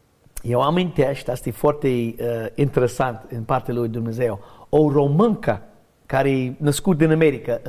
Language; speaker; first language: Romanian; non-native, learner; English